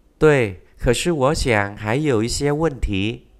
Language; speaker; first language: Chinese; non-native, fluent; Vietnamese